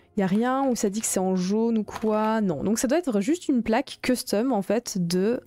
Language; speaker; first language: French; native; French